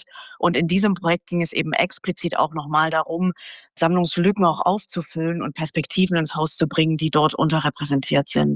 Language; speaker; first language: German; native; German